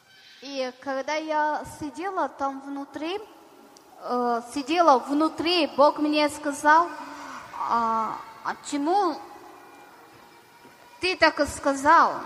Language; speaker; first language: Ukrainian; non-native, learner; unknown